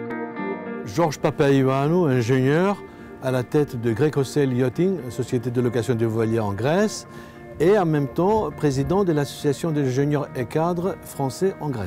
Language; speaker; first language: French; non-native, fluent; Greek